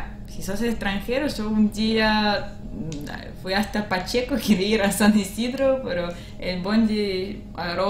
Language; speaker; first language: Spanish; non-native, learner; Russian